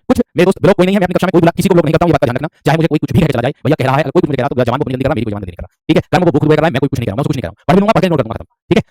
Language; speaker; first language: Hindi; native; Hindi